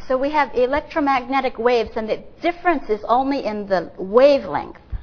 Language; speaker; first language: English; native; English